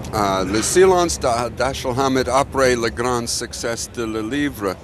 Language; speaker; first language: French; non-native, learner; English